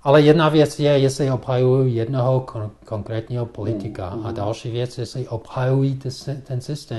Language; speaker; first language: Czech; non-native, fluent; English